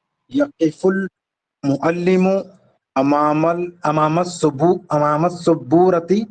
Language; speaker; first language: Arabic; non-native, learner; Urdu